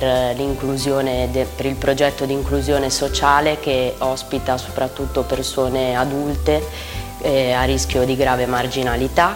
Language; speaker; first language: Italian; native; Italian